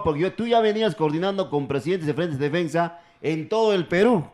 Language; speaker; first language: Spanish; native; Spanish